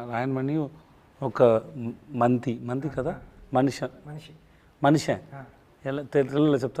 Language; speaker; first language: Telugu; non-native, learner; Tamil